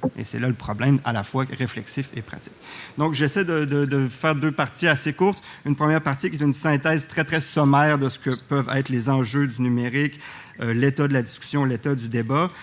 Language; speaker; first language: French; native; French